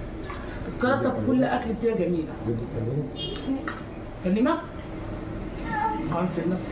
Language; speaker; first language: Arabic; native; Arabic